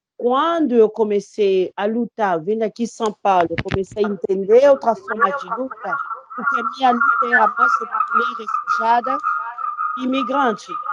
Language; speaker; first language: Portuguese; non-native, fluent; Lingala